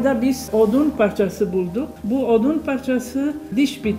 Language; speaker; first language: Turkish; non-native, learner; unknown